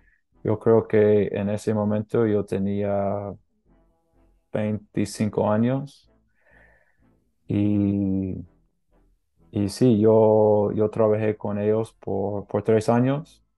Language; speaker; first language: Spanish; non-native, learner; English